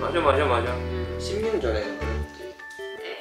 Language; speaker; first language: Korean; non-native, fluent; Japanese